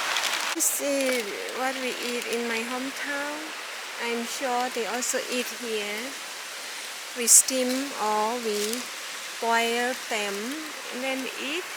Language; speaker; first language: English; non-native, learner; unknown